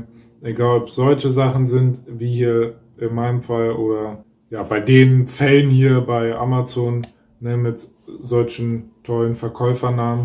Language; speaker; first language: German; native; German